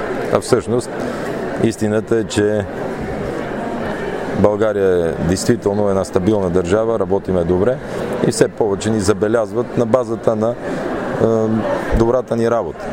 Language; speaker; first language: Bulgarian; native; Bulgarian